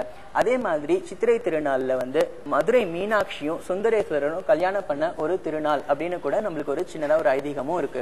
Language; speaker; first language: Tamil; native; Tamil